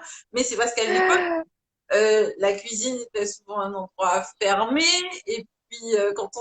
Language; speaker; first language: French; native; French